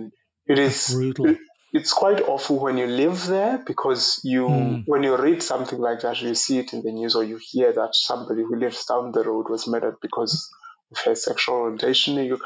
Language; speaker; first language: English; non-native, local second language; Xhosa